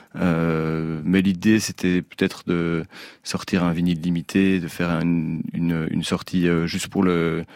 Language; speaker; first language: French; native; French